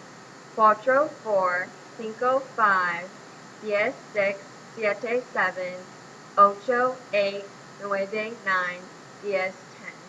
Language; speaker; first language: Spanish; non-native, learner; English